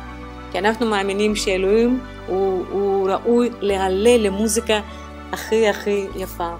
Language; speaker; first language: Hebrew; non-native, fluent; Russian